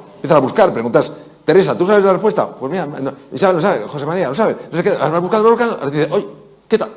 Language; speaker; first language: Spanish; native; Spanish